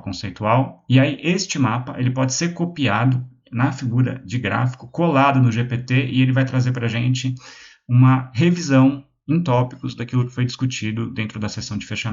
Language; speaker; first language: Portuguese; native; Portuguese